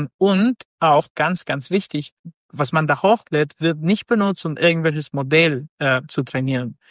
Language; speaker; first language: German; non-native, fluent; Spanish